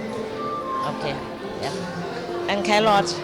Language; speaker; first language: English; non-native, learner; Thai